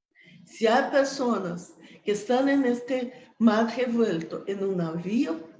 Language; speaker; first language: Spanish; non-native, fluent; Portuguese